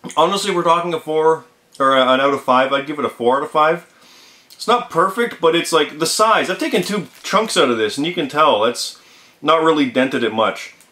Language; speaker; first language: English; native; English